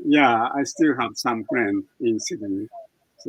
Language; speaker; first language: English; non-native, fluent; Japanese